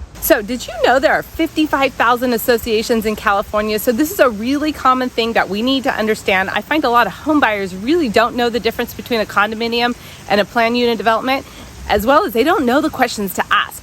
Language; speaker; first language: English; native; English